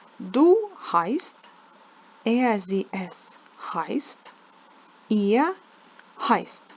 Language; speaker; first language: German; non-native, fluent; Ukrainian